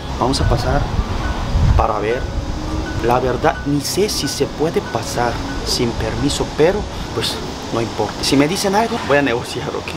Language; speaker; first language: Spanish; non-native, fluent; Korean